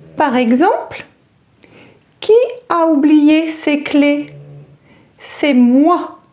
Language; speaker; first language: French; native; French